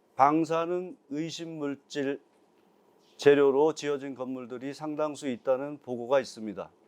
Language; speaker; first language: Korean; native; Korean